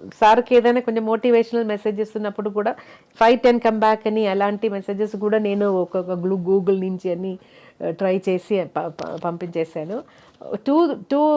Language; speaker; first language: Telugu; non-native, learner; Malayalam